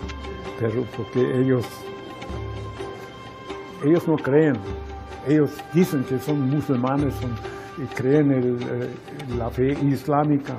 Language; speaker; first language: Spanish; non-native, fluent; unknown